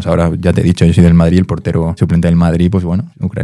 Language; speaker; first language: Spanish; native; Spanish